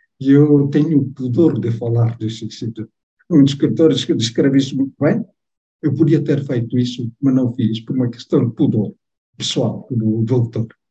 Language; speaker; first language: Portuguese; non-native, local second language; Tetum